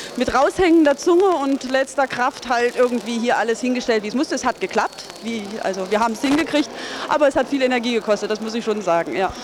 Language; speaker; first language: German; non-native, fluent; Spanish